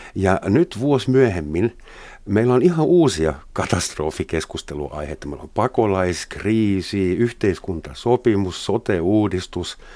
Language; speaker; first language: Finnish; non-native, fluent; German